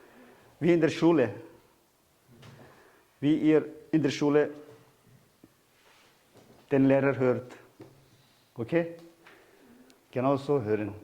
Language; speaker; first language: German; non-native, learner; Tibetan